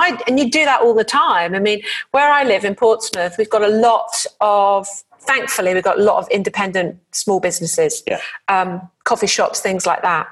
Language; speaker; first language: English; native; English